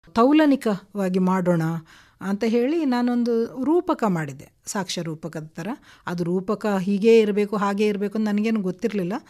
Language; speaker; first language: Kannada; non-native, local second language; Konkani